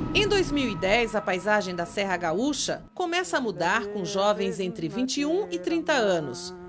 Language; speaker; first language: Portuguese; native; Portuguese